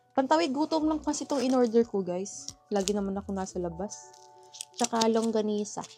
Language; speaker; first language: Filipino; native; Filipino